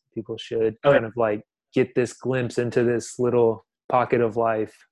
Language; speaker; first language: English; native; English